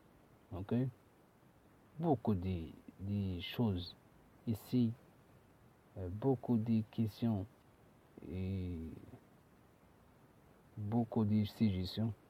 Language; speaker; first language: French; non-native, learner; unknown